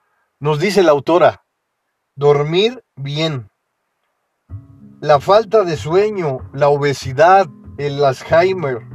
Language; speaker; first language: Spanish; native; Spanish